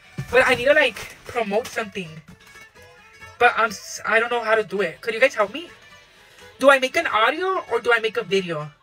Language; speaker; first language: English; early bilingual, other home language; Spanish